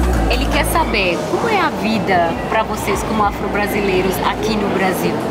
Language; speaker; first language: Portuguese; non-native, fluent; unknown